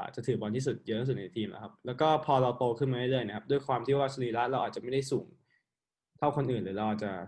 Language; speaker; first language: Thai; native; Thai